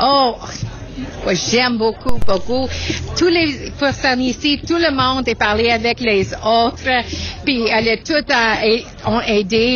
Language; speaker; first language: French; non-native, local second language; English